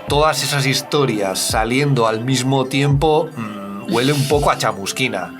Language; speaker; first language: Spanish; native; Spanish